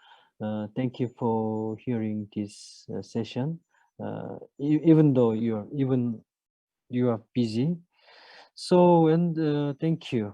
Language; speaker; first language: English; non-native, learner; Korean